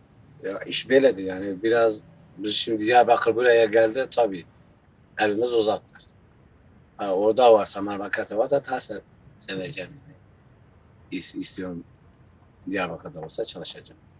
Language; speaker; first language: Turkish; non-native, local second language; Kurdish